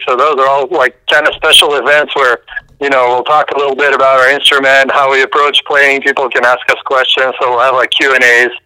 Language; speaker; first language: English; early bilingual, other home language; French